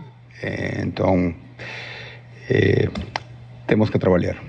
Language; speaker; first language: Portuguese; non-native, learner; Spanish